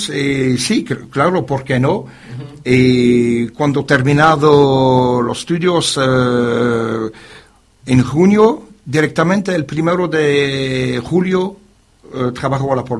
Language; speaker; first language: Spanish; non-native, learner; French